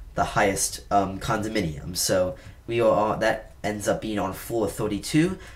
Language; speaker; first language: English; native; English